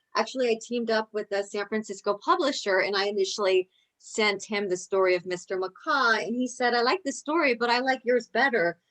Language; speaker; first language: English; early bilingual, other home language; Spanish